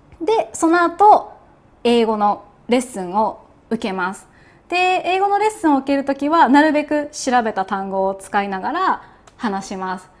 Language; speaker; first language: Japanese; native; Japanese